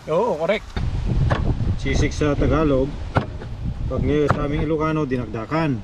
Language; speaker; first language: Filipino; non-native, local second language; Iloko